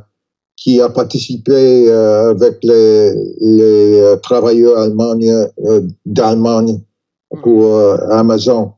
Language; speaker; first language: French; non-native, learner; English